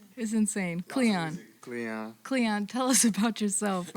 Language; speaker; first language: English; native; English